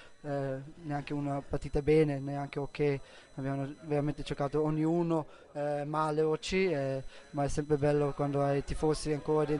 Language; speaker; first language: Italian; non-native, learner; German